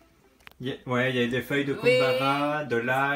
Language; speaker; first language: French; native; French